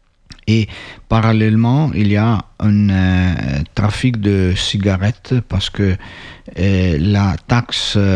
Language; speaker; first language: French; non-native, learner; Italian